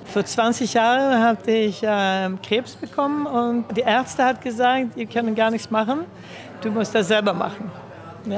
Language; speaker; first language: German; early bilingual, heritage; German